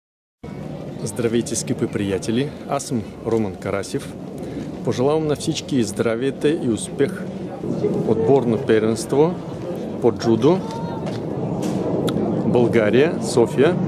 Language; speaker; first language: Bulgarian; non-native, learner; Russian